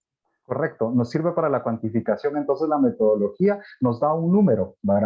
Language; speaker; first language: Spanish; native; Spanish